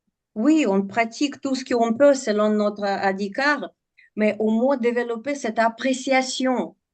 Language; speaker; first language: French; non-native, fluent; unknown